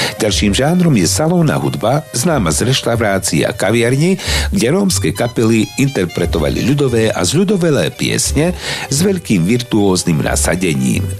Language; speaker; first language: Slovak; native; Slovak